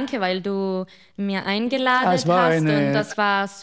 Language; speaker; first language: German; non-native, local second language; Italian